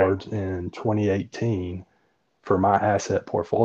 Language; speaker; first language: English; native; English